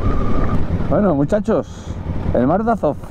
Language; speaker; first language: Spanish; native; Spanish